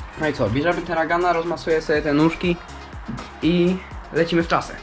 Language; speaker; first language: Polish; native; Polish